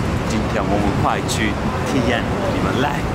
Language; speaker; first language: Chinese; non-native, learner; Turkish